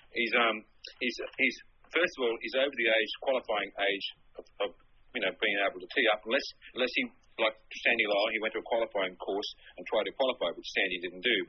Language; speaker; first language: English; native; English